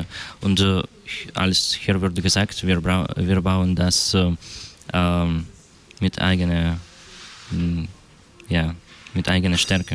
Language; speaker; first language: German; non-native, fluent; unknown